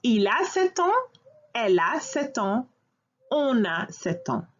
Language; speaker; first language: French; non-native, fluent; English